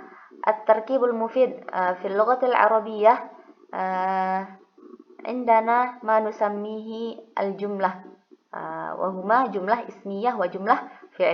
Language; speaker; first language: Arabic; non-native, fluent; Indonesian